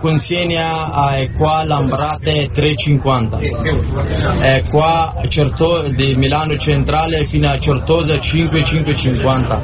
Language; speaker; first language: Italian; non-native, learner; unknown